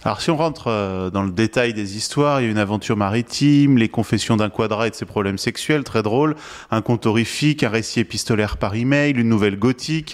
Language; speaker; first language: French; native; French